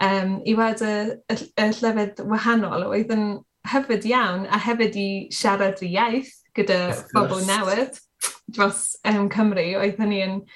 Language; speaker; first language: Welsh; non-native, learner; English